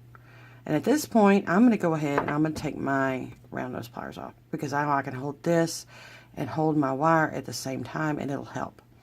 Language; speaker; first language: English; native; English